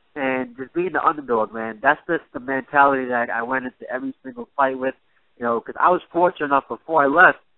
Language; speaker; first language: English; native; English